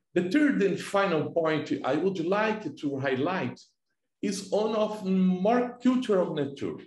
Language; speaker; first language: English; non-native, fluent; Portuguese